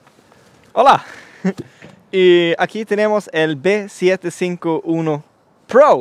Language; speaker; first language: Spanish; non-native, learner; Swedish